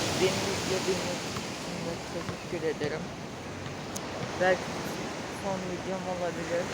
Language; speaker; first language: Turkish; non-native, fluent; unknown